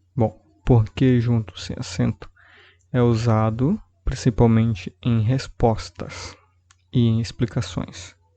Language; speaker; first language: Portuguese; native; Portuguese